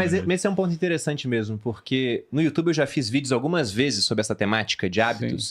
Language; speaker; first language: Portuguese; native; Portuguese